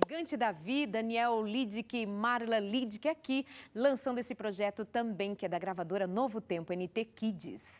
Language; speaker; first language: Portuguese; native; Portuguese